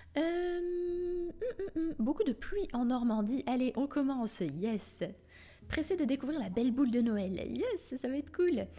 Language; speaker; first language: French; native; French